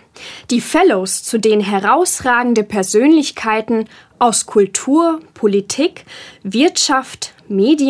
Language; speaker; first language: German; native; German